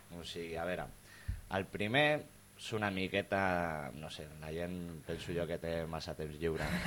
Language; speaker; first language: Catalan; non-native, local second language; Spanish